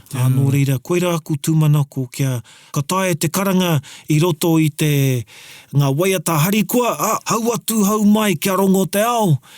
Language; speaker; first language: Māori; non-native, local second language; English